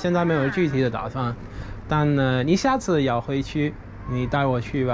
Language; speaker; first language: Chinese; non-native, fluent; English